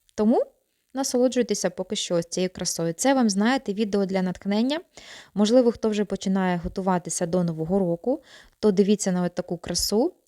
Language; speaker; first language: Ukrainian; non-native, local second language; Russian